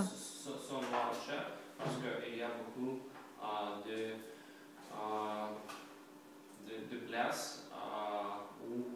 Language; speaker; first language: French; non-native, learner; Russian